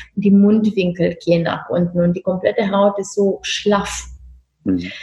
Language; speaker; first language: German; non-native, fluent; Romanian